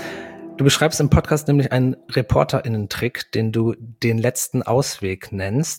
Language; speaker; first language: German; native; German